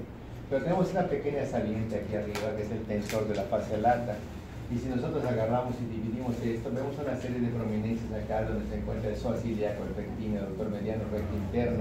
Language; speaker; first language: Spanish; native; Spanish